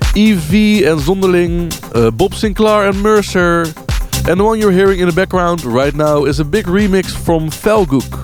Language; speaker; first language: English; non-native, fluent; Dutch